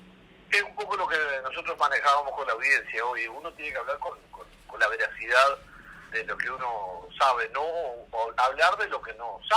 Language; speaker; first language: Spanish; native; Spanish